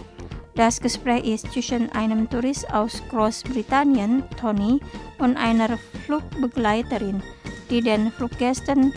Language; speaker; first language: German; non-native, fluent; Indonesian